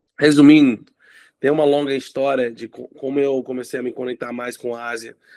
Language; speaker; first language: Portuguese; non-native, fluent; English